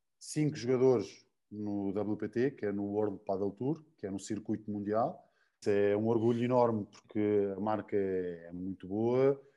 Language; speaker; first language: Portuguese; native; Portuguese